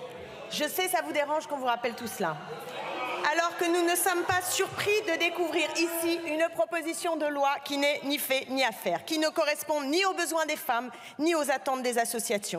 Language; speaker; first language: French; native; French